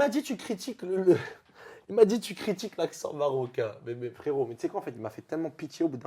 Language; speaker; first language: French; native; French